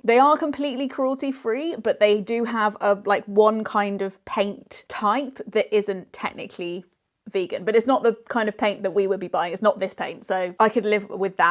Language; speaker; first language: English; native; English